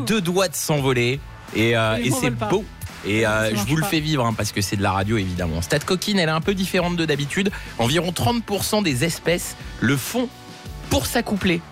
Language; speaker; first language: French; native; French